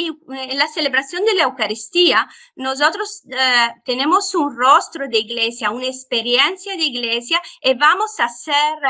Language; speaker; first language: Spanish; non-native, fluent; Italian